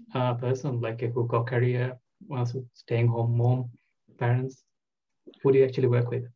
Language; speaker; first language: English; non-native, local second language; Bangla